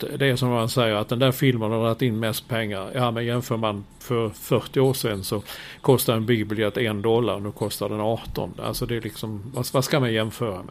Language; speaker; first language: Swedish; native; Swedish